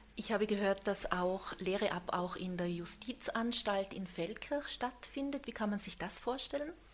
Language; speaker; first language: German; native; German